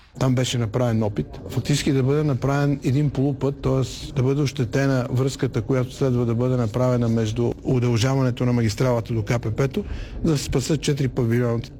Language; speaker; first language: Bulgarian; native; Bulgarian